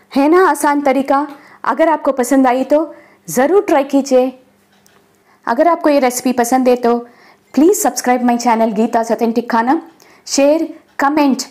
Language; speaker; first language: Hindi; non-native, local second language; Telugu